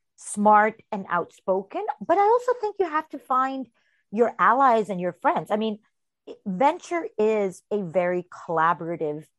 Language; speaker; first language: English; early bilingual, heritage; Spanish